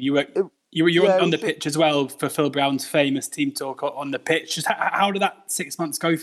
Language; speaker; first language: English; native; English